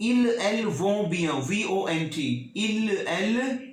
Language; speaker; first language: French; non-native, learner; Hindi